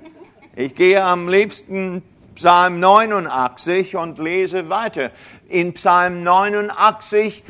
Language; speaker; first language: German; non-native, fluent; English